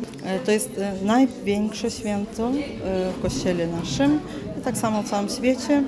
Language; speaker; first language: Polish; non-native, fluent; Ukrainian